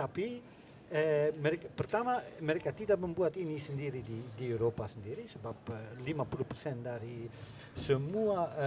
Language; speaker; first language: Indonesian; non-native, fluent; Dutch